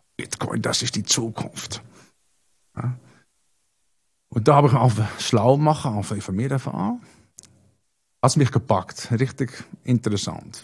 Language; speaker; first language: German; non-native, fluent; Dutch